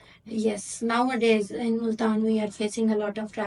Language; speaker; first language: English; non-native, learner; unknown